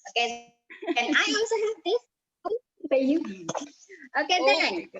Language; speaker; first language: English; non-native, fluent; Indonesian